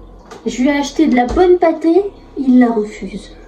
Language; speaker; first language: French; native; French